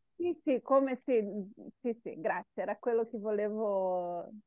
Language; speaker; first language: Italian; non-native, learner; Portuguese